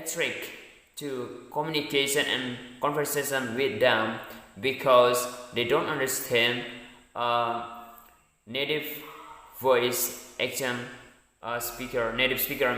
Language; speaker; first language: English; non-native, learner; Indonesian